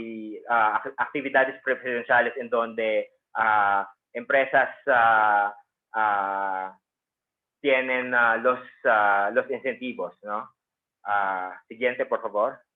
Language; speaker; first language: Spanish; non-native, fluent; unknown